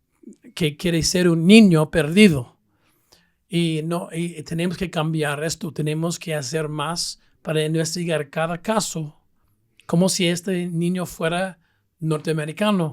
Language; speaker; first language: Spanish; non-native, fluent; English